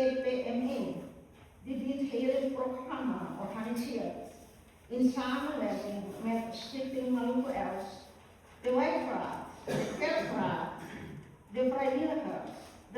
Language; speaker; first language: Dutch; early bilingual, other home language; Malay